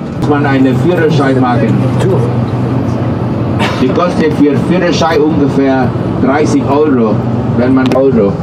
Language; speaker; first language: German; non-native, learner; Vietnamese